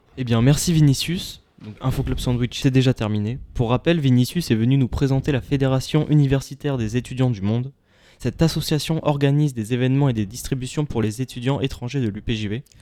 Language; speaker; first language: French; native; French